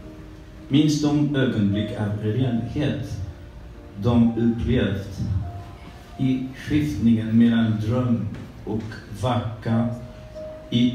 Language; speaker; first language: Swedish; non-native, learner; French